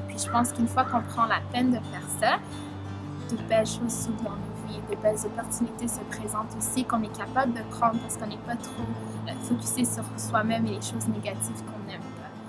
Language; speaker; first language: French; early bilingual, other home language; Haitian Creole